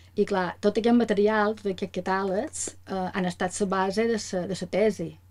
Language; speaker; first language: Catalan; native; Catalan